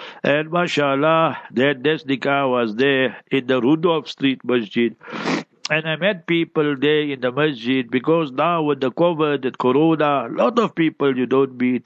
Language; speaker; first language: English; native; English